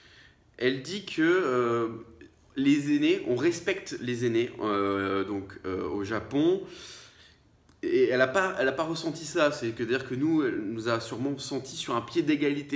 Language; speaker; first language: French; native; French